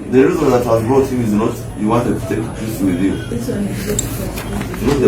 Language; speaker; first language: English; non-native, local second language; Ganda